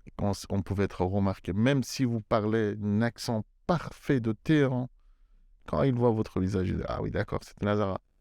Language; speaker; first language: French; non-native, fluent; Persian